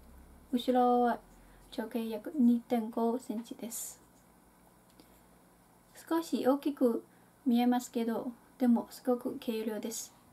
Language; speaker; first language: Japanese; non-native, fluent; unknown